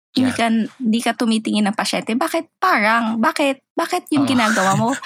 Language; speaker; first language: Filipino; native; Filipino